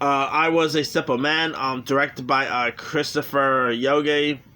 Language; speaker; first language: English; native; English